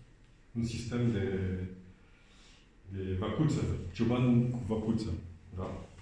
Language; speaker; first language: Romanian; non-native, learner; French